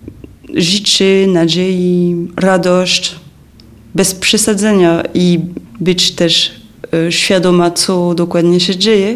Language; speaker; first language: Polish; non-native, fluent; French